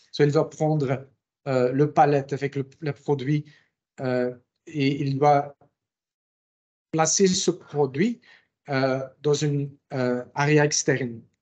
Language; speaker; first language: French; non-native, local second language; Dutch